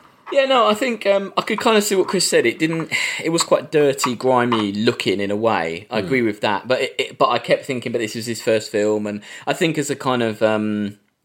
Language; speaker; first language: English; native; English